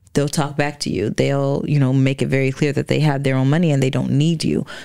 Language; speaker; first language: English; native; English